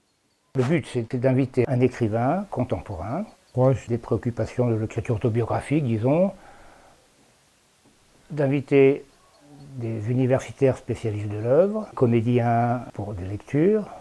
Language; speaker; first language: French; native; French